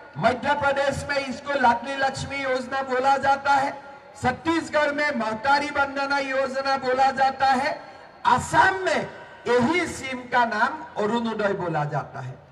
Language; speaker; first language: Hindi; non-native, local second language; Assamese